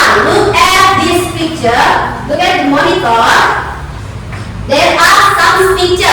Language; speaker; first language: English; non-native, learner; Indonesian